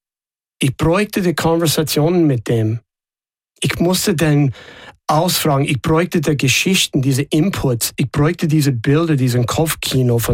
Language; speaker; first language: German; non-native, fluent; English